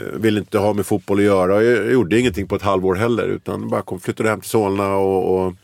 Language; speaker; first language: Swedish; early bilingual, other home language; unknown